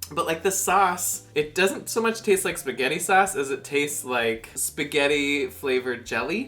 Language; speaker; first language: English; native; English